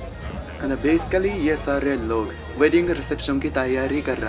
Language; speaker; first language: Hindi; non-native, fluent; Japanese